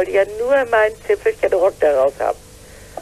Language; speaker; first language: German; native; German